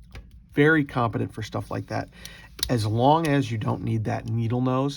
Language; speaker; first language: English; native; English